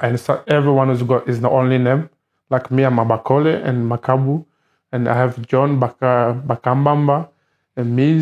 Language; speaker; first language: English; non-native, learner; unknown